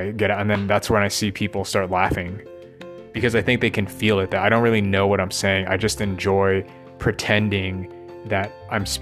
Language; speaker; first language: English; native; English